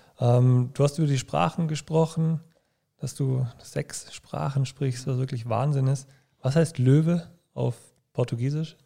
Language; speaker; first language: German; native; German